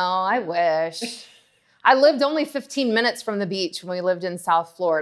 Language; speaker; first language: English; native; English